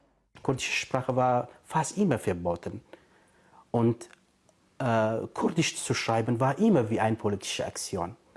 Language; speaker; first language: German; non-native, fluent; Kurdish